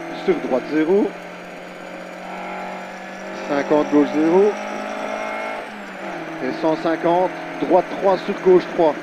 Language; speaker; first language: French; native; French